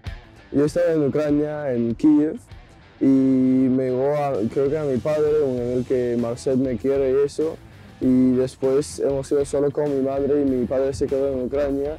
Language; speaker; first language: Spanish; non-native, fluent; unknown